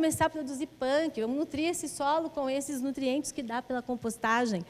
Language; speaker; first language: Portuguese; native; Portuguese